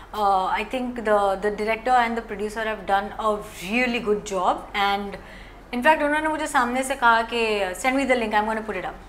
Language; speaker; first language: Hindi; non-native, local second language; Gujarati